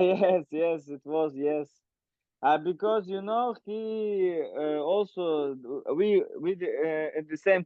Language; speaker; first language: English; non-native, learner; Russian